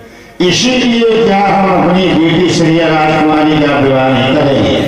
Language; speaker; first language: Hindi; native; Hindi